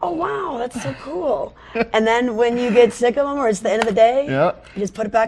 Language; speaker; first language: English; native; English